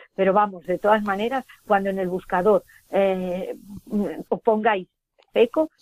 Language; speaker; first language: Spanish; native; Spanish